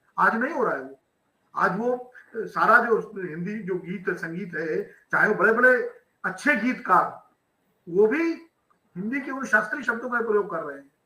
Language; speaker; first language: Hindi; native; Hindi